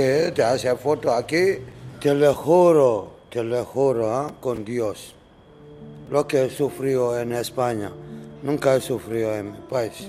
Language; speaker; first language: Spanish; non-native, learner; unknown